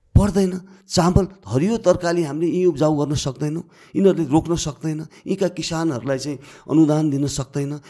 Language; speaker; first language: Nepali; native; Nepali